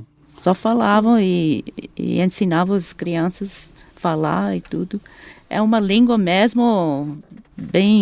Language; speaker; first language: Portuguese; non-native, fluent; English